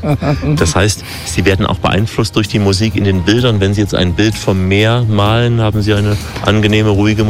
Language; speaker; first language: German; native; German